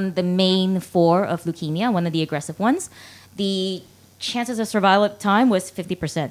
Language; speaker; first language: English; non-native, local second language; Cantonese